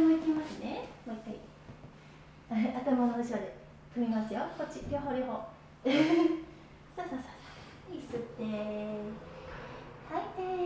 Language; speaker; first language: Japanese; native; Japanese